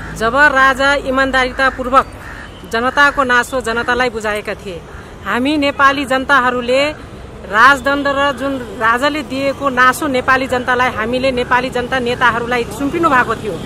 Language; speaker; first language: Nepali; non-native, local second language; Dangaura Tharu